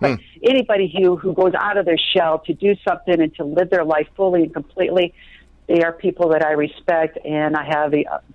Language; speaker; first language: English; native; English